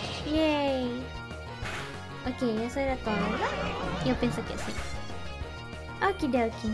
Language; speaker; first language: Spanish; early bilingual, heritage; English